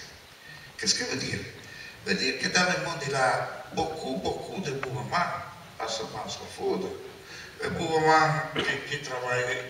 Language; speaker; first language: French; non-native, learner; Italian